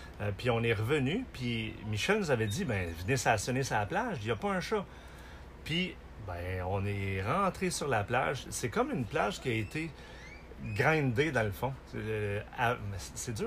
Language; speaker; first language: French; native; French